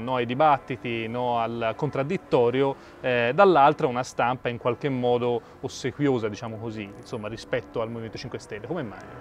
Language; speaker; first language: Italian; native; Italian